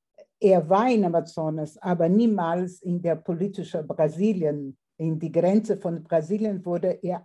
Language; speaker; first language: German; non-native, fluent; Portuguese